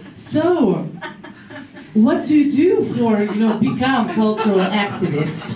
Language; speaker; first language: English; non-native, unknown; Lithuanian